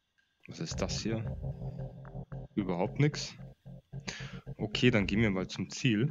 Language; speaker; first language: German; native; German